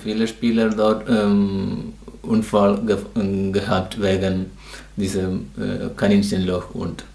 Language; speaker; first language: German; non-native, learner; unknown